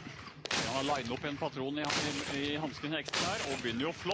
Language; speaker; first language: Norwegian; native; Norwegian